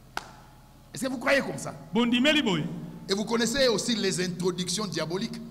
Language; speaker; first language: French; non-native, local second language; Lingala